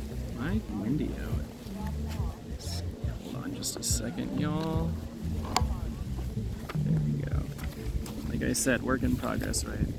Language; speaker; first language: English; native; English